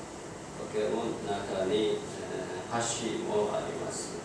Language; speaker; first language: Japanese; non-native, learner; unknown